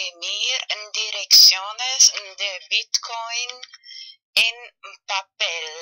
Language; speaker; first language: Spanish; non-native, fluent; German